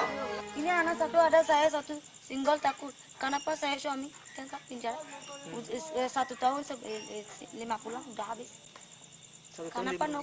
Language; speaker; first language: Indonesian; non-native, learner; Rohingya